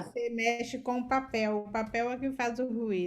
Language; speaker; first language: Portuguese; non-native, learner; Spanish